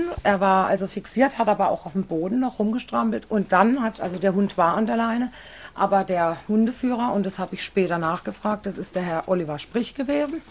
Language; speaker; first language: German; native; German